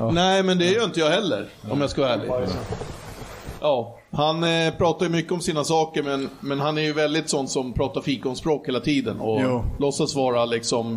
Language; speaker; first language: Swedish; native; Swedish